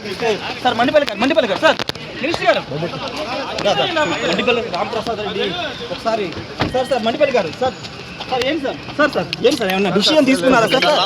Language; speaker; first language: Telugu; native; Telugu